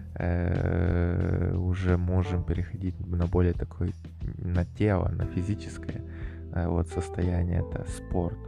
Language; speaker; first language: Russian; native; Russian